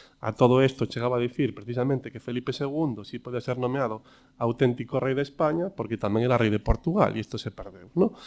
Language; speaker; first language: Galician; native; Galician